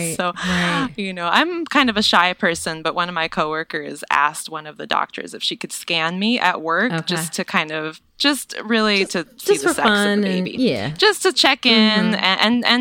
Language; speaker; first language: English; native; English